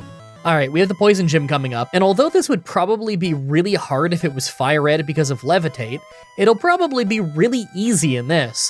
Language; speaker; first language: English; native; English